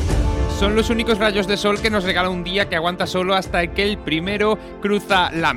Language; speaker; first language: Spanish; native; Spanish